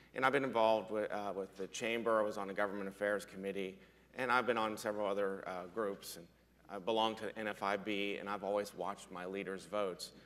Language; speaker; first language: English; native; English